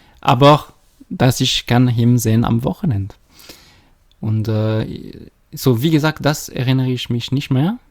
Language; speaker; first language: German; non-native, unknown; French